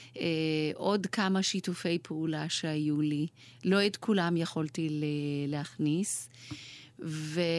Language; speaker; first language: Hebrew; early bilingual, other home language; Persian